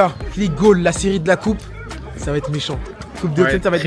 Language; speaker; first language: French; native; French